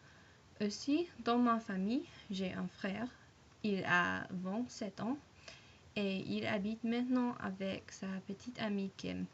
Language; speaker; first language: French; non-native, learner; English